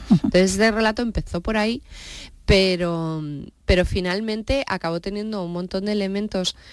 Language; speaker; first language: Spanish; native; Spanish